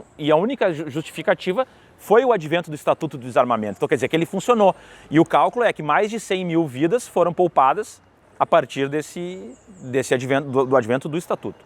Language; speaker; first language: Portuguese; native; Portuguese